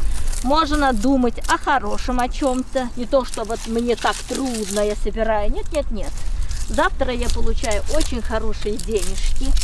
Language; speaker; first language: Russian; non-native, local second language; Uzbek